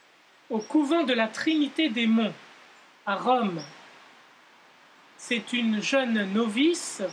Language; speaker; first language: French; native; French